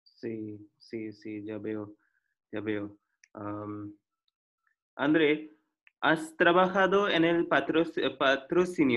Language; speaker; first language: Spanish; non-native, learner; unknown